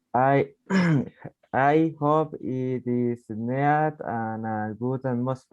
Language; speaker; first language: English; non-native, learner; Spanish